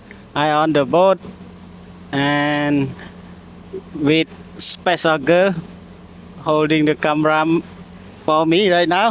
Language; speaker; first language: English; non-native, learner; Khmer